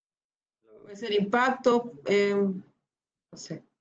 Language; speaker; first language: Spanish; native; Spanish